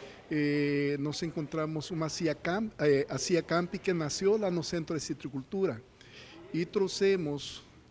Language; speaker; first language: Portuguese; non-native, fluent; Spanish